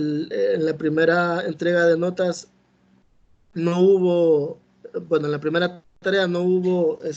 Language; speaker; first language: Spanish; native; Spanish